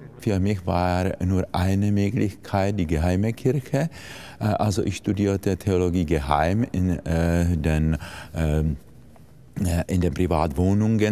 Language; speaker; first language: German; non-native, fluent; Czech